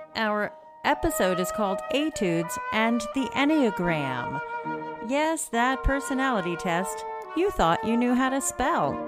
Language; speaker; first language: English; native; English